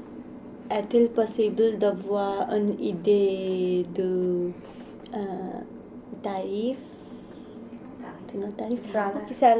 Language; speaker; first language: French; non-native, learner; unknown